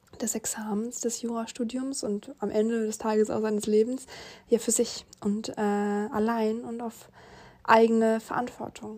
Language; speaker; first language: German; native; German